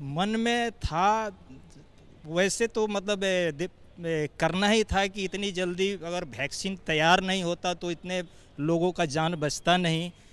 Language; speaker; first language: Hindi; native; Hindi